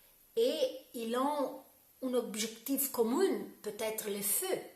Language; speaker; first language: French; non-native, learner; Italian